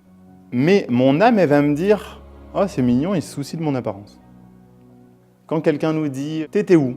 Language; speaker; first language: French; native; French